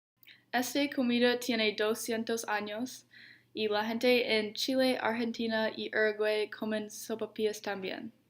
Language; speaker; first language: Spanish; non-native, learner; English